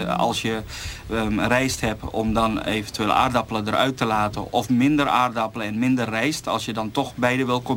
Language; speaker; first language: Dutch; native; Dutch